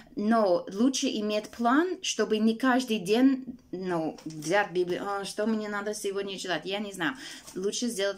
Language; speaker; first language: Russian; non-native, fluent; English